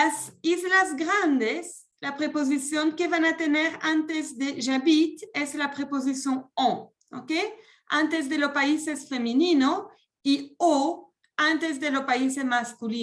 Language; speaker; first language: Spanish; non-native, fluent; French